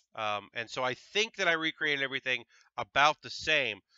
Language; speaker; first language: English; native; English